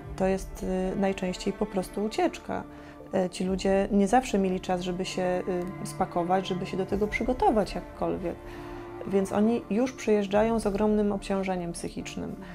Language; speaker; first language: Polish; native; Polish